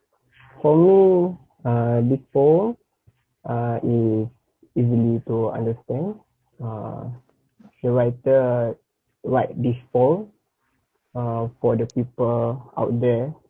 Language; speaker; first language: English; non-native, learner; Malay